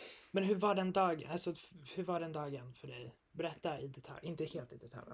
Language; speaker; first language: Swedish; native; Swedish